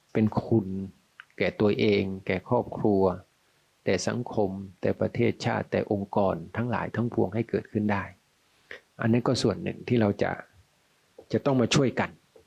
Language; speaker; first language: Thai; native; Thai